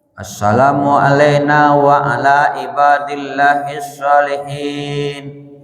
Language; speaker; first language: Malay; non-native, local second language; Minangkabau